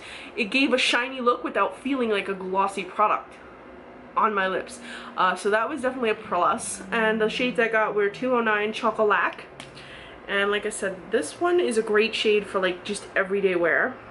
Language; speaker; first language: English; native; English